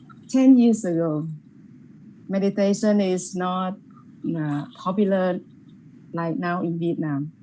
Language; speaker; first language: English; non-native, learner; Vietnamese